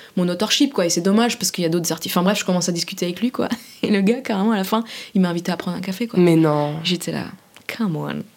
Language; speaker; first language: French; native; French